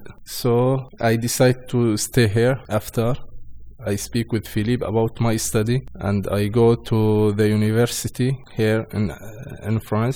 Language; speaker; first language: English; non-native, learner; Arabic